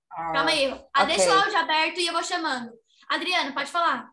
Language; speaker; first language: Portuguese; native; Portuguese